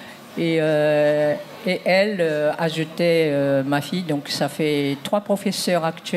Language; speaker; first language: French; non-native, fluent; Japanese